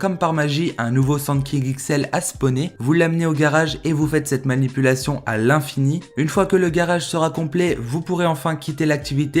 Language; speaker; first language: French; native; French